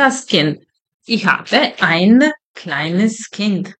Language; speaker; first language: German; non-native, fluent; Serbian